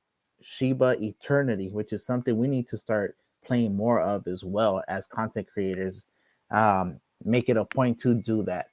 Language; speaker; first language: English; native; English